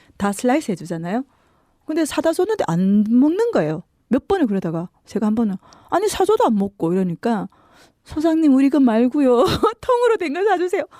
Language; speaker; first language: Korean; native; Korean